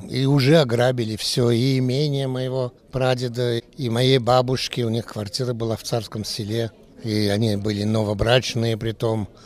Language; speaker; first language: Russian; early bilingual, heritage; Russian